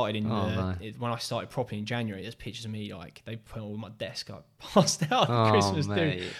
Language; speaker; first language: English; native; English